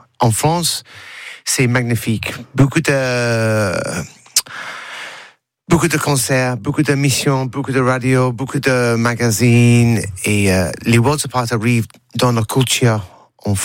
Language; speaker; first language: French; non-native, learner; English